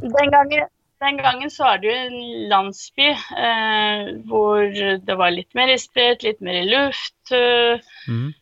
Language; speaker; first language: Norwegian; early bilingual, other home language; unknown